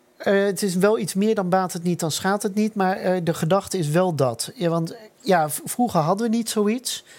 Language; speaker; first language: Dutch; native; Dutch